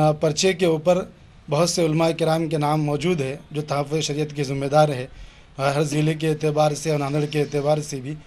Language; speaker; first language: Urdu; native; Urdu